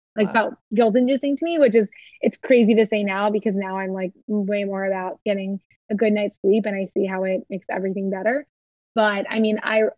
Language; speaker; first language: English; native; English